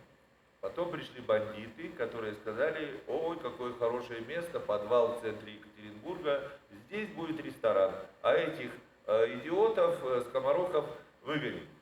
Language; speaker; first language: Russian; native; Russian